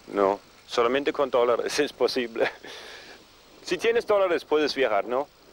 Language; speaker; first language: Spanish; non-native, learner; Danish